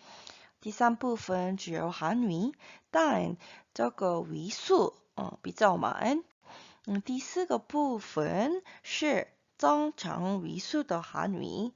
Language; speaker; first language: Chinese; non-native, fluent; Korean